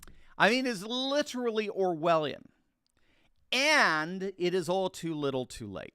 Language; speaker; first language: English; native; English